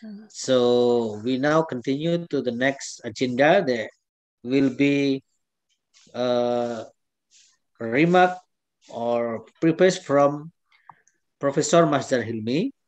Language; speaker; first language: English; non-native, fluent; Indonesian